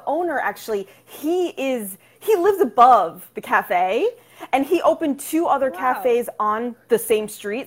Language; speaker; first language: English; native; English